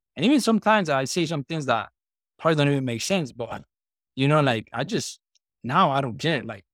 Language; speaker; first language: English; non-native, fluent; Spanish